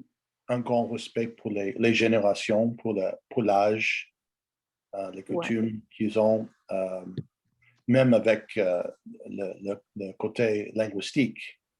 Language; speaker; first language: French; non-native, fluent; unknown